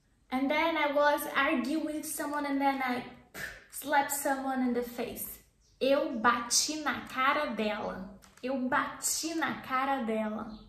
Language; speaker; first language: English; non-native, fluent; Portuguese